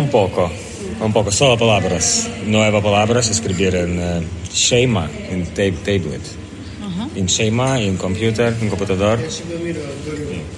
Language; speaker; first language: Spanish; non-native, learner; Ukrainian